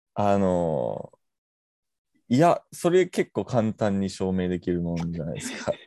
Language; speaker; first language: Japanese; non-native, fluent; English